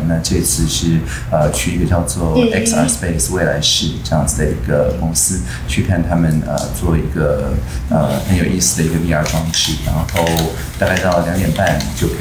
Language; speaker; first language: Chinese; native; Chinese